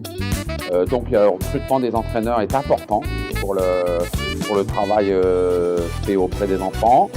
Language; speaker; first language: French; native; French